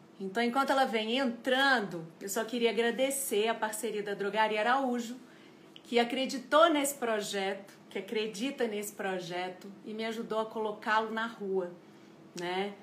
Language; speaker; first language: Portuguese; native; Portuguese